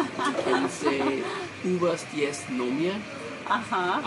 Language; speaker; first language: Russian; non-native, learner; German